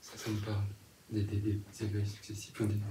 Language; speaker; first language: French; native; French